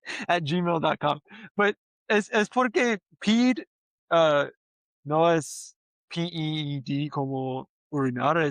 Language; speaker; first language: Spanish; non-native, learner; English